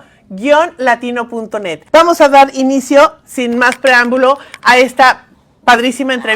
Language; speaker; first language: Spanish; native; Spanish